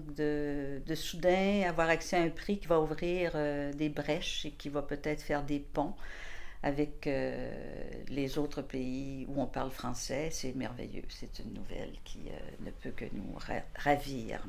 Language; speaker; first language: French; native; French